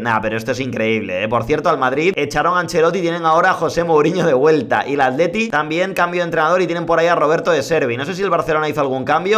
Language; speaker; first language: Spanish; native; Spanish